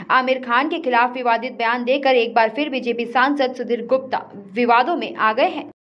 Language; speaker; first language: Hindi; native; Hindi